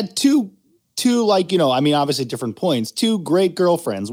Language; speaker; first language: English; native; English